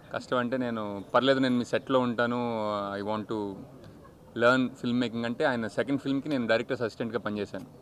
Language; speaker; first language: Telugu; native; Telugu